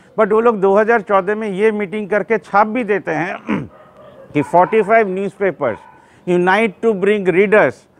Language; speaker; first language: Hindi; non-native, local second language; Bangla